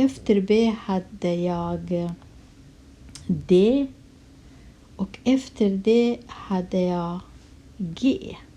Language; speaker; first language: Swedish; non-native, fluent; Kurdish